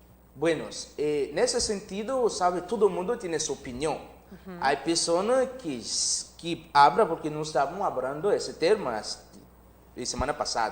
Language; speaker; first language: Spanish; non-native, learner; Haitian Creole